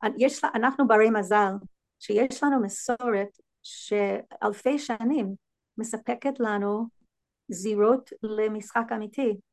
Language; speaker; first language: Hebrew; non-native, fluent; English